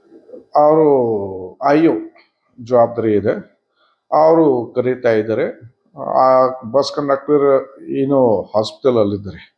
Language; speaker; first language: Kannada; non-native, fluent; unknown